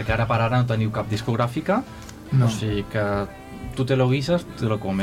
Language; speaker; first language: Catalan; native; Catalan